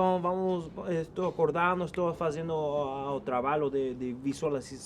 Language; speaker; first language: Portuguese; non-native, learner; Spanish